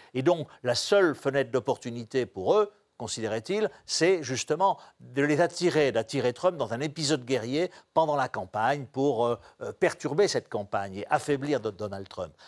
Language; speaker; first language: French; native; French